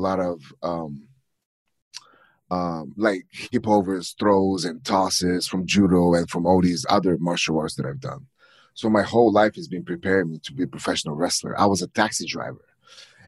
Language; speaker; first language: English; non-native, fluent; Bulgarian